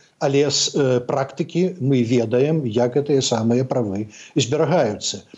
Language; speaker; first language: Belarusian; native; Belarusian